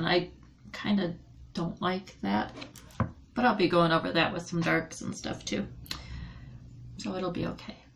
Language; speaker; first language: English; native; English